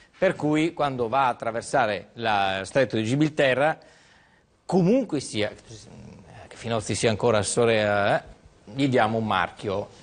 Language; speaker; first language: Italian; native; Italian